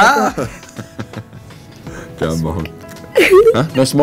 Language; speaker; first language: Indonesian; non-native, learner; English